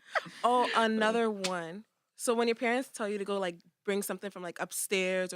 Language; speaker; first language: English; native; English